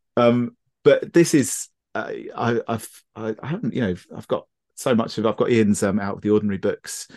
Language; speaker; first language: English; native; English